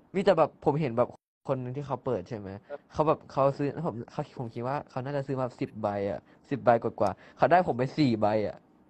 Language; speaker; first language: Thai; early bilingual, heritage; Thai